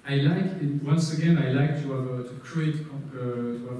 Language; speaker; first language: English; non-native, learner; French